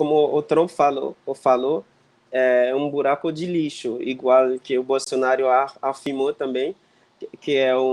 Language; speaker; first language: Portuguese; non-native, fluent; Haitian Creole